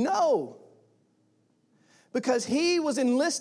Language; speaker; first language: English; native; English